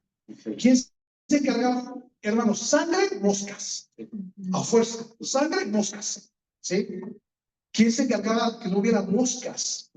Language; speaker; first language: Spanish; native; Spanish